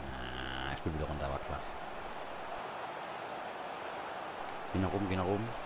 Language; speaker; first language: German; native; German